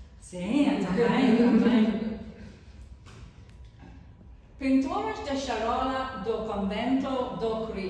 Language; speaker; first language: Portuguese; non-native, learner; English